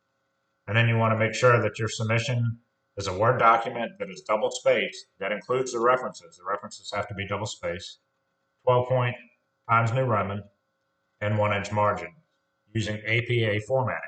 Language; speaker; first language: English; native; English